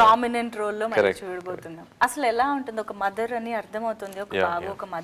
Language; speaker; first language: Telugu; native; Telugu